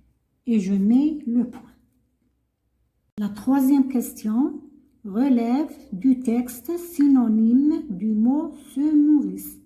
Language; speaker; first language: French; non-native, local second language; Arabic